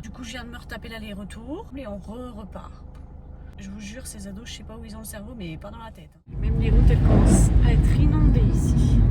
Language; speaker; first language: French; native; French